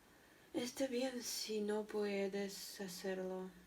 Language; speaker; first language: Spanish; non-native, learner; Russian